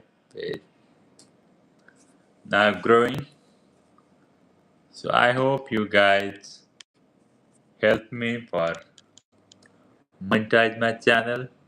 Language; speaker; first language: English; non-native, learner; Nepali